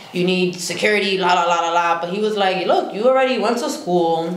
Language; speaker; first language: English; native; English